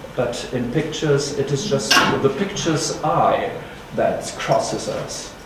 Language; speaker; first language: English; non-native, fluent; German